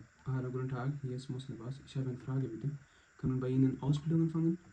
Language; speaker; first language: German; non-native, learner; Urdu